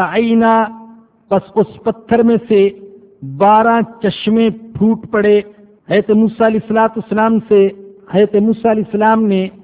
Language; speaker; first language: Urdu; non-native, local second language; Punjabi